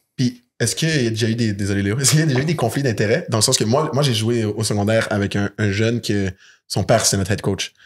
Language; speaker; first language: French; native; French